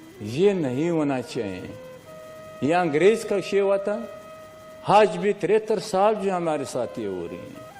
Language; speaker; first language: Urdu; non-native, local second language; Pashto